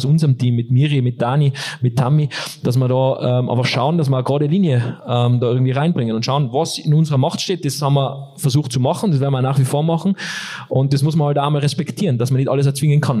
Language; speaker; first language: German; native; German